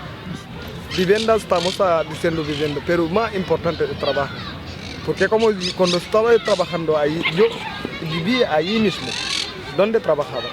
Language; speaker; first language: Spanish; non-native, fluent; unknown